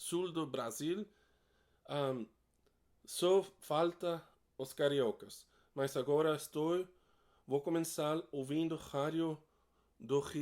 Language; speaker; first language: Portuguese; non-native, learner; English